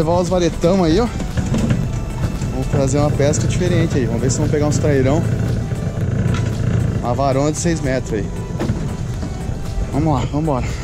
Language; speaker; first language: Portuguese; native; Portuguese